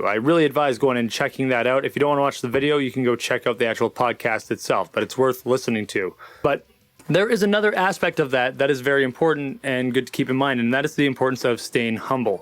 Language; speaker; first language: English; native; English